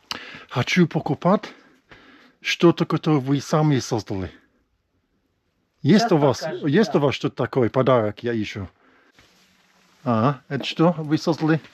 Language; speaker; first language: Russian; non-native, learner; English